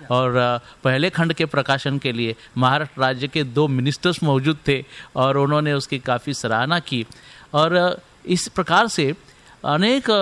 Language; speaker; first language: Hindi; non-native, local second language; Marathi